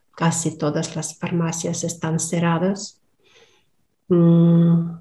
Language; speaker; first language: Spanish; non-native, fluent; Russian